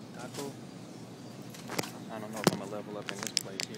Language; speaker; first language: English; native; English